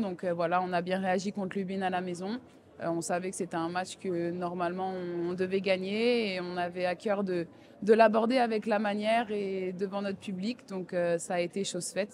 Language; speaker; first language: French; native; French